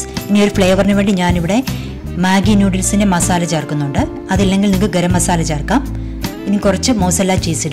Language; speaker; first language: Malayalam; native; Malayalam